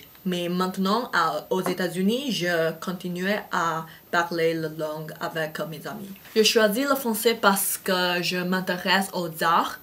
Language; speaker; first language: French; non-native, fluent; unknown